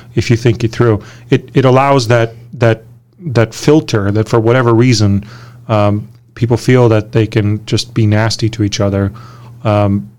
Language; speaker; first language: English; early bilingual, other home language; Romanian